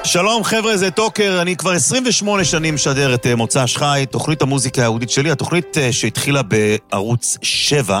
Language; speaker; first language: Hebrew; native; Hebrew